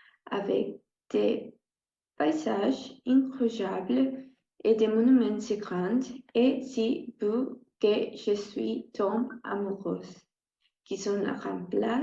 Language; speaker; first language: French; non-native, learner; Spanish